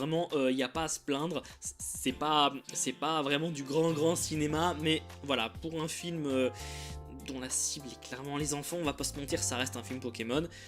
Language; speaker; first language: French; native; French